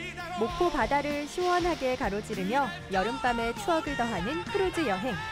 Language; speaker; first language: Korean; native; Korean